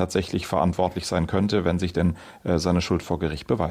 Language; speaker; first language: German; native; German